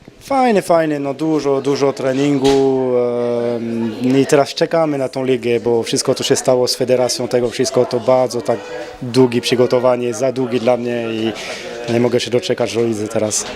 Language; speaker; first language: Polish; non-native, learner; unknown